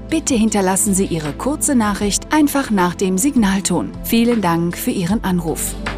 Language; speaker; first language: German; native; German